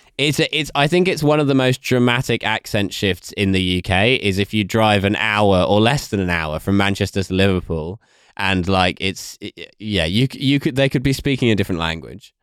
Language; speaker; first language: English; native; English